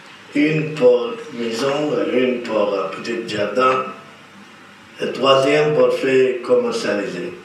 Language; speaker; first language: French; non-native, learner; Arabic